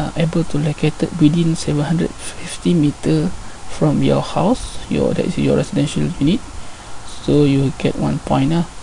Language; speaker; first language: English; non-native, local second language; Malay